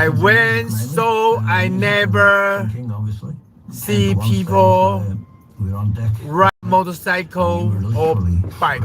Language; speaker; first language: English; non-native, learner; Chinese